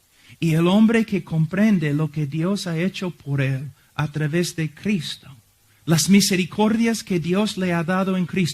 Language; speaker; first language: Spanish; non-native, fluent; English